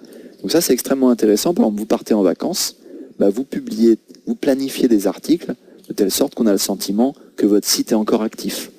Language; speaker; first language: French; native; French